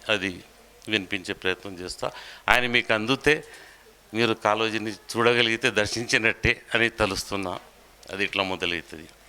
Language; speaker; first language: Telugu; non-native, local second language; Urdu